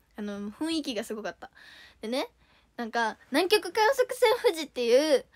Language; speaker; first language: Japanese; native; Japanese